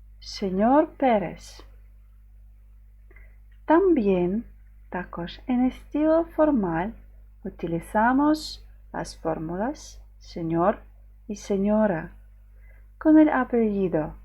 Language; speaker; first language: Spanish; non-native, fluent; Ukrainian